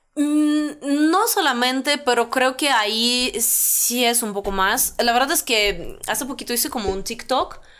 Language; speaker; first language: Spanish; non-native, fluent; Russian